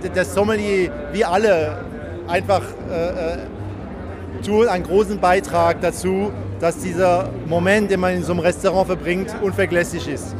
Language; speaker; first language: German; native; German